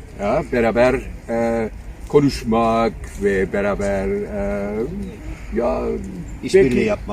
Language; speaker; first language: Turkish; non-native, learner; German